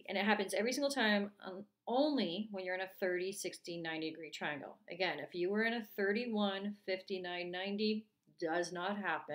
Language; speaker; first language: English; native; English